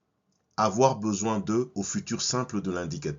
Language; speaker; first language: French; non-native, fluent; English